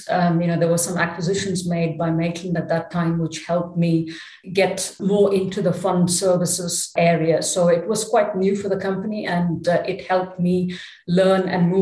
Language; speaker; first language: English; non-native, local second language; Tamil